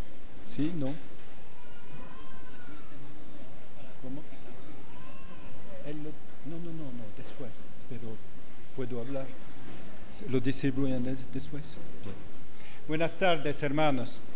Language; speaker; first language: Spanish; non-native, fluent; French